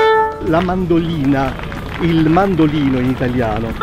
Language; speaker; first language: Spanish; non-native, fluent; Italian